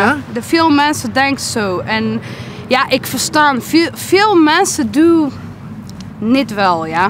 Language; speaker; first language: Dutch; non-native, learner; Polish